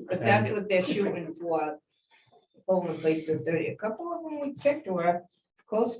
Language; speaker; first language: English; native; English